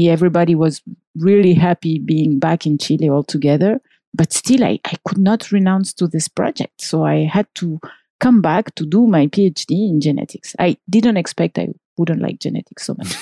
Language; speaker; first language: English; non-native, fluent; French